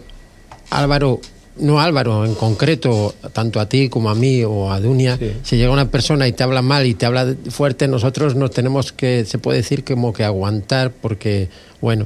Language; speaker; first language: Spanish; native; Spanish